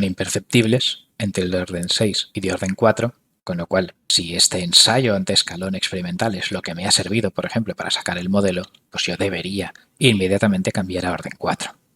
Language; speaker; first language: Spanish; native; Spanish